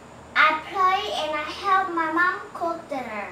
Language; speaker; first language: English; non-native, learner; Vietnamese